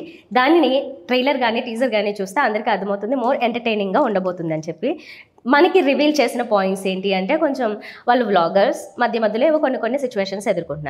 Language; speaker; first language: Telugu; native; Telugu